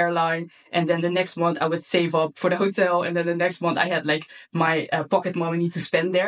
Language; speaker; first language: English; non-native, fluent; Dutch